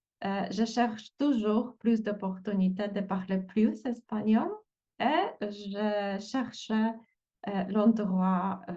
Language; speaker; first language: French; non-native, fluent; Polish